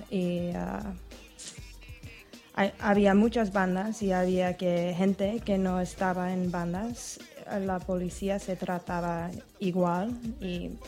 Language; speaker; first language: Spanish; non-native, learner; English